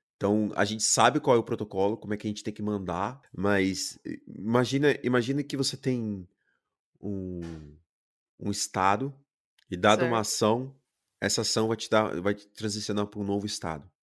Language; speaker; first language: Portuguese; native; Portuguese